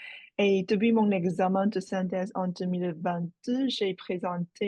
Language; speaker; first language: French; non-native, fluent; Chinese